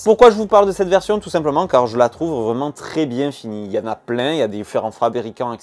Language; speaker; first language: French; native; French